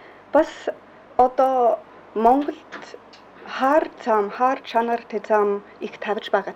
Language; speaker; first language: Mongolian; non-native, fluent; English